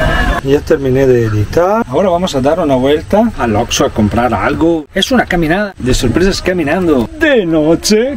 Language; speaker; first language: Spanish; non-native, fluent; Italian